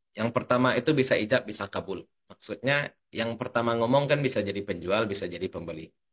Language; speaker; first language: Indonesian; native; Indonesian